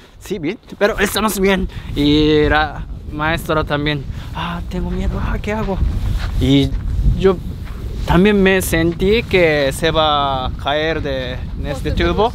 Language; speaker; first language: Spanish; non-native, learner; Japanese